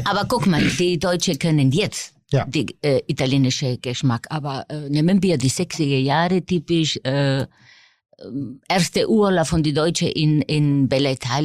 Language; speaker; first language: German; non-native, fluent; Spanish